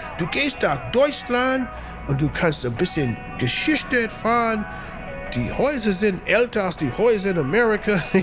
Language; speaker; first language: German; non-native, fluent; English